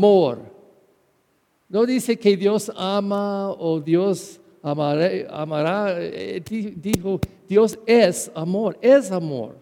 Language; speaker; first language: Spanish; non-native, fluent; English